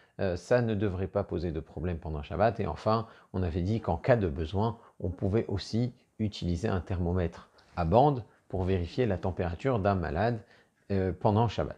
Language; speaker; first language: French; native; French